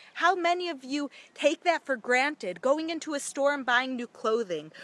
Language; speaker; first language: English; native; English